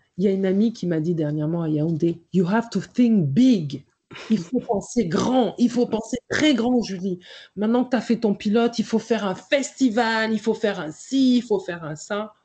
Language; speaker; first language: French; native; French